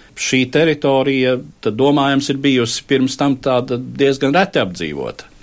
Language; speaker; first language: Latvian; native; Latvian